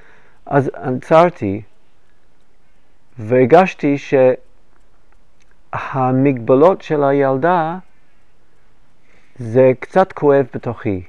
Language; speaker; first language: Hebrew; non-native, fluent; English